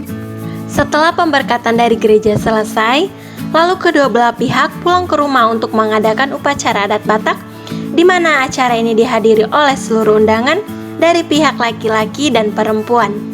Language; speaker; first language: Indonesian; native; Indonesian